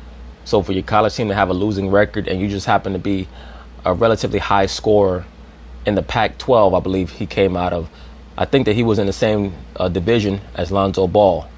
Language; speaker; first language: English; native; English